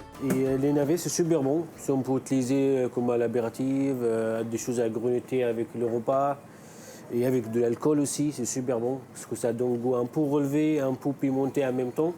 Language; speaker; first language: French; non-native, fluent; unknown